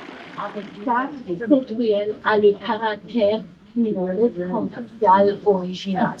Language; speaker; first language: French; non-native, fluent; German